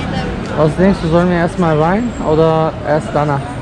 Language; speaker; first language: German; non-native, fluent; Turkish